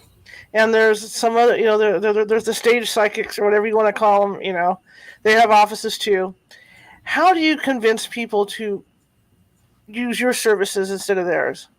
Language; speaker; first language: English; native; English